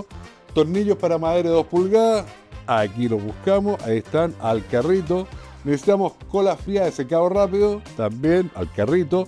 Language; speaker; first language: Spanish; native; Spanish